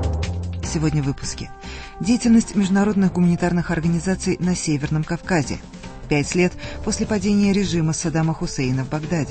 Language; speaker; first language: Russian; native; Russian